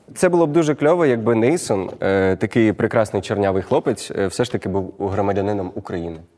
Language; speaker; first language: Ukrainian; native; Ukrainian